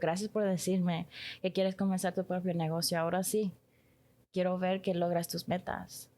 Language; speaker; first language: Spanish; early bilingual, heritage; Spanish